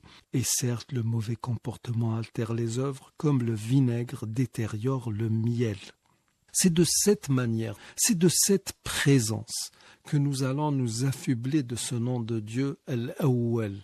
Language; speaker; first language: French; non-native, local second language; Arabic